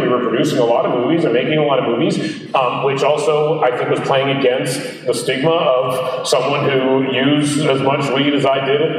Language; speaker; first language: English; native; English